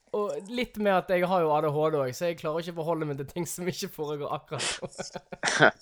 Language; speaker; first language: Norwegian; native; Norwegian